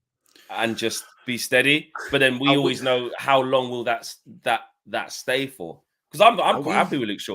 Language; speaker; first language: English; native; English